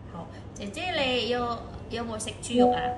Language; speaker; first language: Cantonese; native; Cantonese